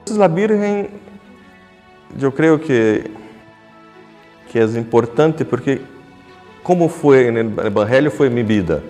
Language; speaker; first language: Spanish; non-native, fluent; Portuguese